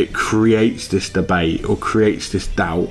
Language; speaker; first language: English; native; English